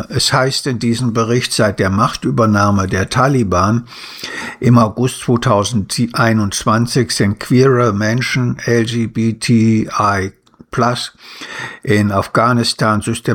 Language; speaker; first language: German; native; German